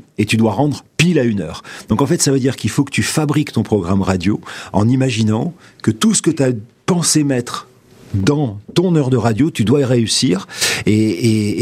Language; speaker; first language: French; native; French